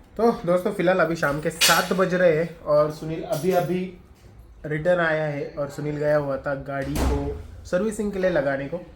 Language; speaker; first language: Hindi; non-native, local second language; Marathi